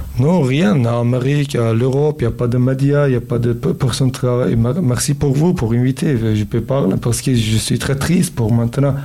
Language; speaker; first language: French; non-native, learner; Kurdish